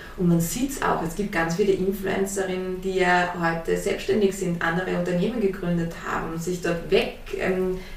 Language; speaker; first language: German; early bilingual, heritage; German